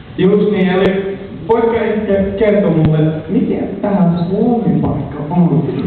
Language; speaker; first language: Finnish; non-native, learner; English